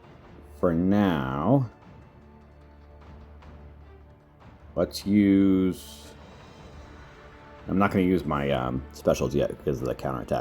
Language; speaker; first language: English; native; English